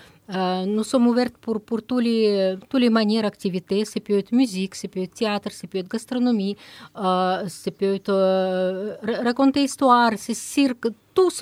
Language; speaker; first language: French; non-native, learner; Russian